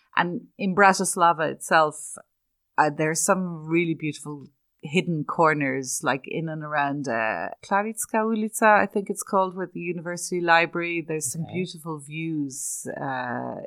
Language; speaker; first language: English; native; English